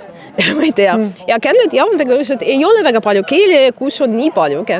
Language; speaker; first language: Estonian; non-native, fluent; Russian